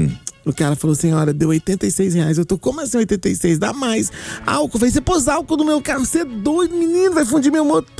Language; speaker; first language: Portuguese; native; Portuguese